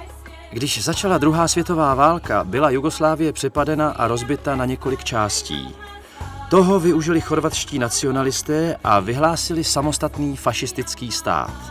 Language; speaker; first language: Czech; native; Czech